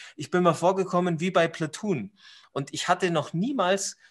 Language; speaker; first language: German; native; German